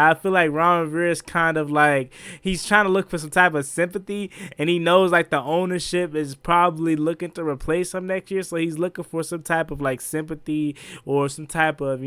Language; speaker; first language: English; native; English